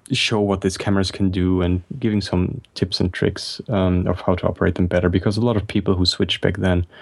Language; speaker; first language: English; non-native, fluent; German